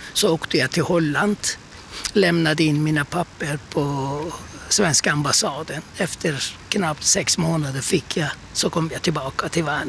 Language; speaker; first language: Swedish; non-native, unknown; Turkish